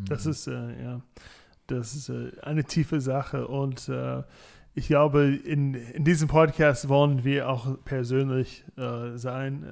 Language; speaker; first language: German; non-native, fluent; English